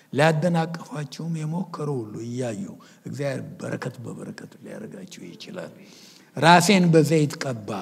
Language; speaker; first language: Amharic; native; Amharic